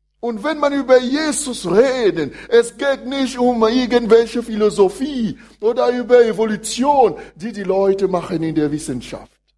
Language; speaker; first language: German; non-native, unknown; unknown